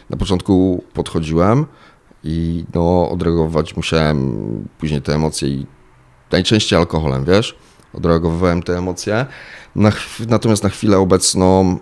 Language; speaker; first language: Polish; native; Polish